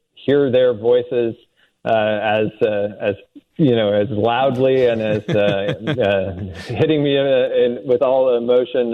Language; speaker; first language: English; native; English